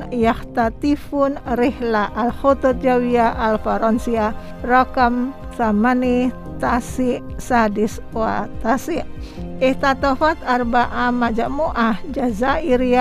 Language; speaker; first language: Arabic; non-native, fluent; Indonesian